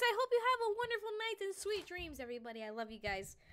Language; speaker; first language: English; early bilingual, other home language; Spanish